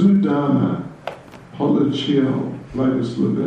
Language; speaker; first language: Russian; non-native, learner; English